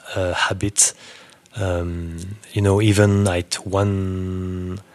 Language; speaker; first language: English; non-native, learner; French